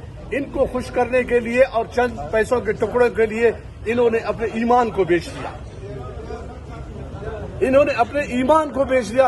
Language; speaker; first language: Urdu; non-native, local second language; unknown